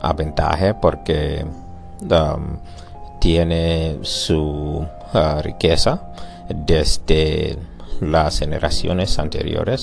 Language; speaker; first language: Spanish; non-native, learner; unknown